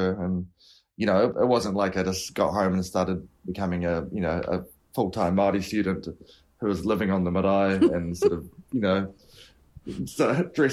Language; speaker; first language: English; native; English